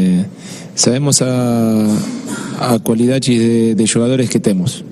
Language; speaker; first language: Portuguese; non-native, fluent; Spanish